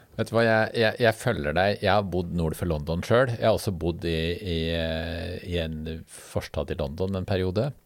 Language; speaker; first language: Norwegian; native; Norwegian